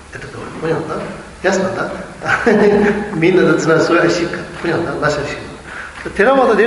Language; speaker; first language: Russian; non-native, learner; Tibetan